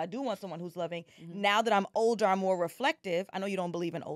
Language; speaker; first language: English; native; English